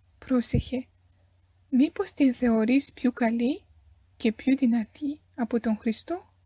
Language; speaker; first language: Greek; non-native, fluent; Romanian